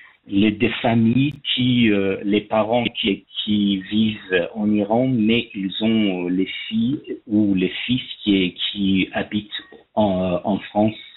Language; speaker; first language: French; non-native, fluent; Persian